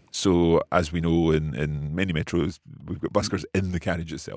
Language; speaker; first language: English; native; English